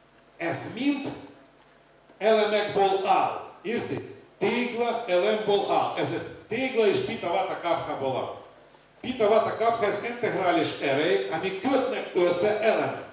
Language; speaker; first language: Hungarian; non-native, learner; Russian